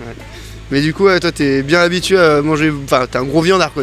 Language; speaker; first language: French; native; French